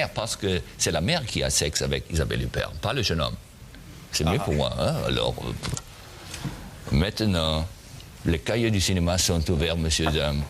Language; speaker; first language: French; non-native, learner; German